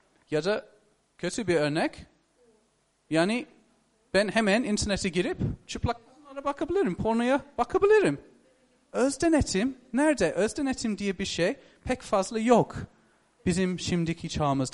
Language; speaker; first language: Turkish; non-native, fluent; English